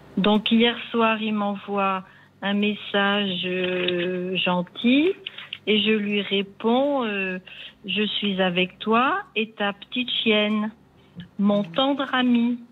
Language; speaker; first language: French; native; French